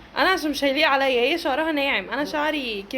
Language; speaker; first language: Arabic; native; Arabic